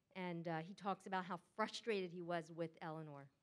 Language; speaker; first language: English; native; English